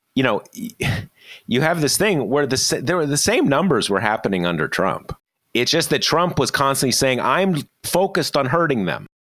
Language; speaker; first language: English; native; English